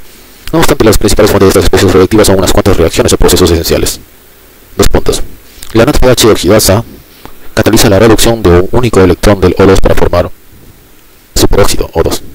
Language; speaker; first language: Spanish; native; Spanish